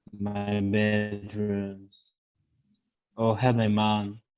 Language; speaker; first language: English; non-native, learner; Spanish